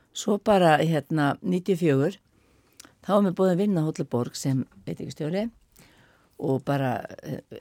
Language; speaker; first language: Icelandic; non-native, fluent; Faroese